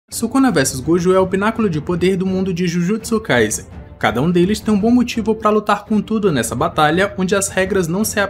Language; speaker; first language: Portuguese; native; Portuguese